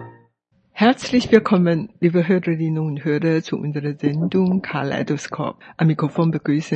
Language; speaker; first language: German; non-native, fluent; Chinese